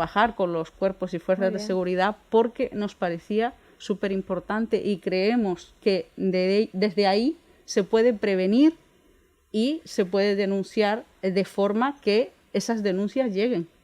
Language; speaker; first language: Spanish; native; Spanish